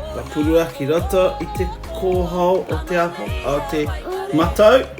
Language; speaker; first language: Māori; native; Māori